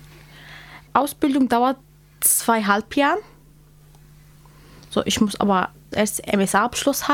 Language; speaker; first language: German; non-native, learner; Kurdish